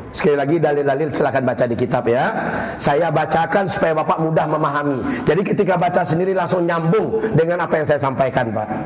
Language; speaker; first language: Indonesian; non-native, local second language; Minangkabau